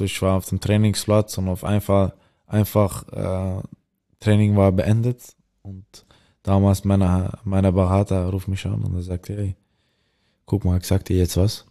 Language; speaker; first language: German; non-native, learner; Dutch